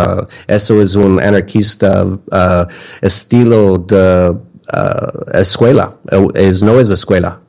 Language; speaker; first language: Spanish; non-native, learner; English